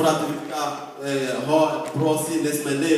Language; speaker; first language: Swedish; non-native, fluent; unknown